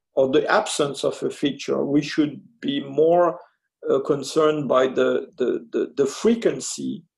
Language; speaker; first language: English; early bilingual, other home language; French